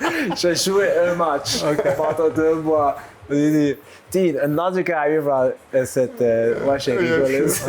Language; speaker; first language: French; non-native, local second language; German